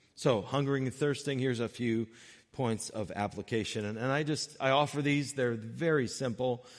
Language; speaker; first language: English; native; English